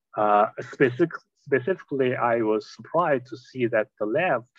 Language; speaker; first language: English; non-native, fluent; Chinese